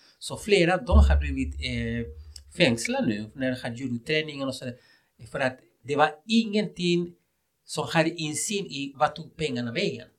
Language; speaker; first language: Swedish; non-native, fluent; Spanish